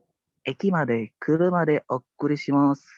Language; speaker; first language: Japanese; non-native, learner; Indonesian